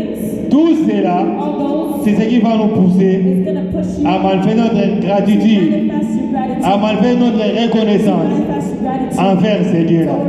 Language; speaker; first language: French; non-native, local second language; Lingala